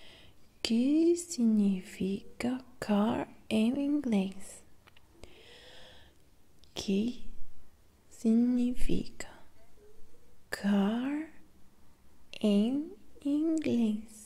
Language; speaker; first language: Portuguese; non-native, learner; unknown